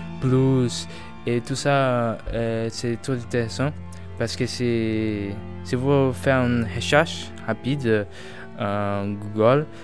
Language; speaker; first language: French; non-native, learner; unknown